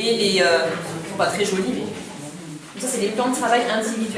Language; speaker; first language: French; native; French